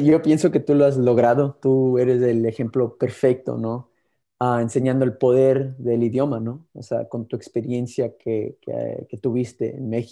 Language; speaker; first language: Spanish; early bilingual, heritage; Spanish